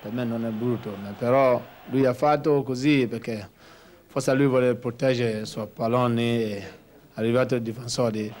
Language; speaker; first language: Italian; non-native, learner; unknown